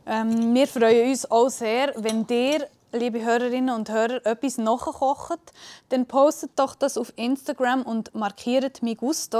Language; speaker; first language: German; native; German